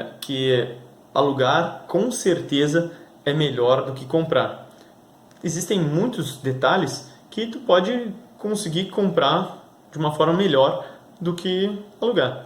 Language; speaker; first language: Portuguese; native; Portuguese